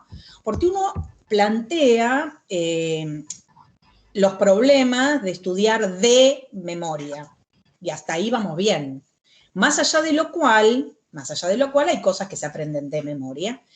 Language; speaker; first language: Spanish; native; Spanish